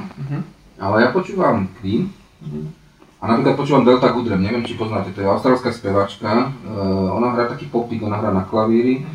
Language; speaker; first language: Slovak; non-native, local second language; Hungarian